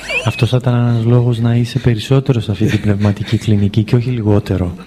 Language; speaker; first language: Greek; native; Greek